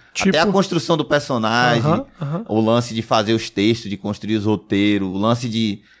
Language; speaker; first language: Portuguese; native; Portuguese